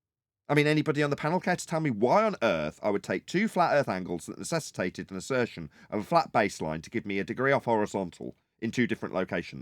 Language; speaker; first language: English; native; English